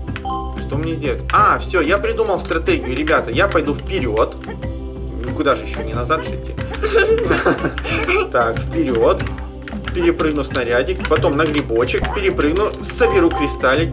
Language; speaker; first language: Russian; native; Russian